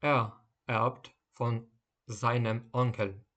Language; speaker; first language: German; non-native, fluent; Ukrainian